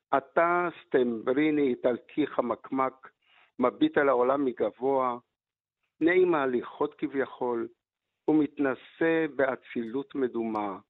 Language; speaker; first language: Hebrew; early bilingual, other home language; Arabic